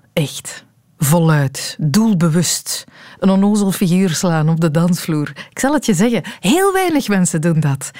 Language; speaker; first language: Dutch; native; Dutch